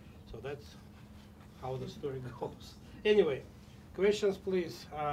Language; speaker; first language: English; non-native, fluent; Russian